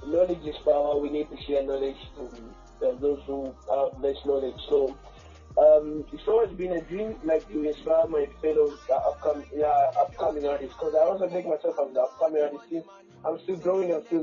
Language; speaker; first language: English; non-native, local second language; Nyanja